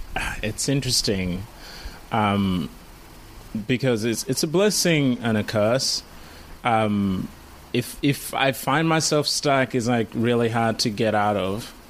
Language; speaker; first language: English; non-native, local second language; Kinyarwanda